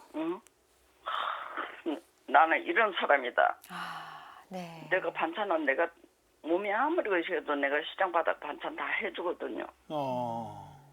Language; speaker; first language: Korean; native; Korean